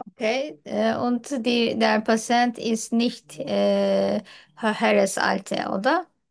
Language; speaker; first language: German; non-native, learner; Turkish